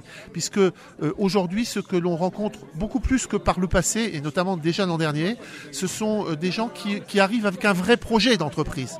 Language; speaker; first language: French; native; French